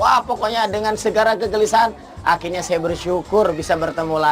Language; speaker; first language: Indonesian; native; Indonesian